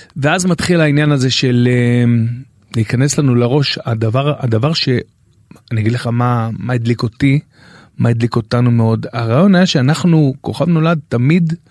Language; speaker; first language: Hebrew; native; Hebrew